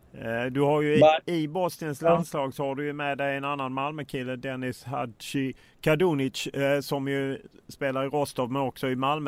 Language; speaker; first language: Swedish; native; Swedish